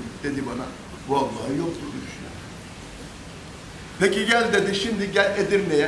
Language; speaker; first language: Turkish; native; Turkish